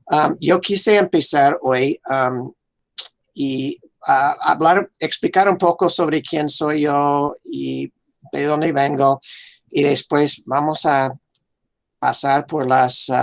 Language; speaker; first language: Spanish; non-native, fluent; English